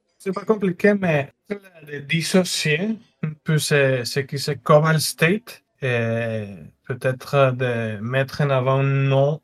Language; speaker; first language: French; non-native, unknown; Spanish